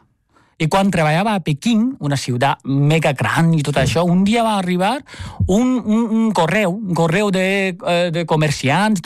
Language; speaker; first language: Catalan; non-native, fluent; Chinese